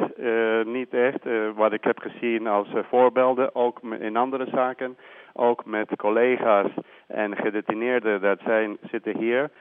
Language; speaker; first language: Dutch; non-native, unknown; Spanish